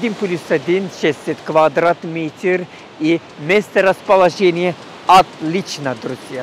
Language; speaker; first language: Russian; non-native, learner; Turkish